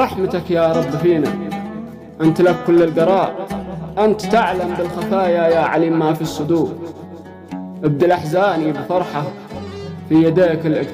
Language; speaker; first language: Arabic; native; Arabic